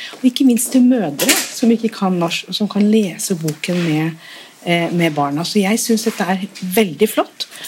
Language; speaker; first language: Norwegian; non-native, fluent; Arabic